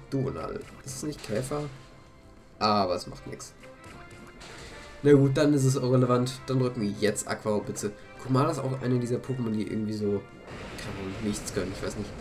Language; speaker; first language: German; native; German